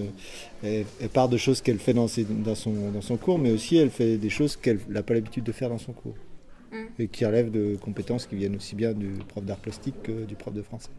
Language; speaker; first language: French; native; French